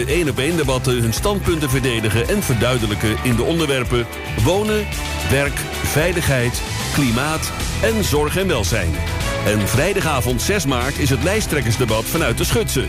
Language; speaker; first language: Dutch; native; Dutch